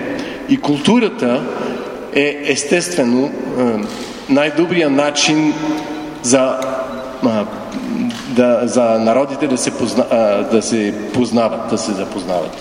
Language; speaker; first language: Bulgarian; non-native, fluent; French